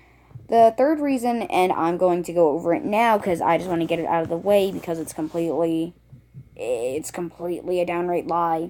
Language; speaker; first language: English; native; English